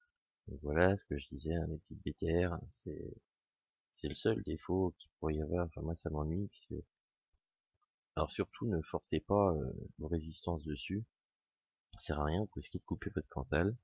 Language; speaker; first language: French; native; French